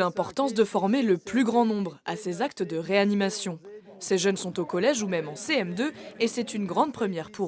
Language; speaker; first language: French; native; French